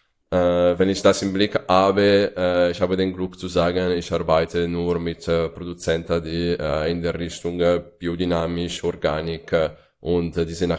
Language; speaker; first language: German; non-native, fluent; Italian